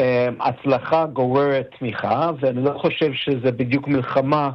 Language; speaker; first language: Hebrew; non-native, fluent; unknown